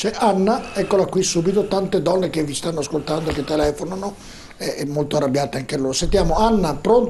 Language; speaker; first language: Italian; native; Italian